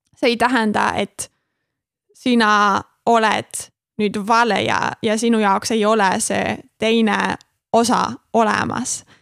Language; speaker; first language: Estonian; non-native, fluent; German